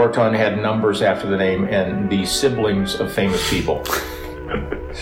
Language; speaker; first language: English; native; English